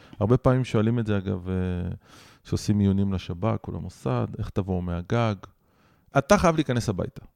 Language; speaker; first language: Hebrew; native; Hebrew